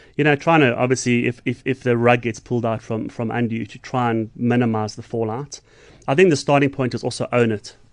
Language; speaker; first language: English; native; English